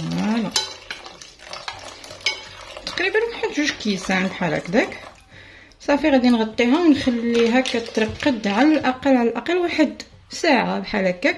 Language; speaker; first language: Arabic; native; Arabic